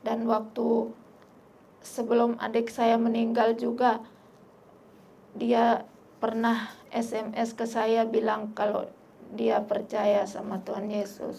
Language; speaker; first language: Indonesian; non-native, local second language; Sasak